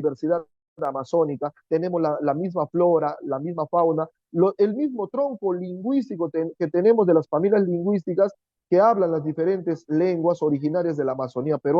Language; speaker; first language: Spanish; native; Spanish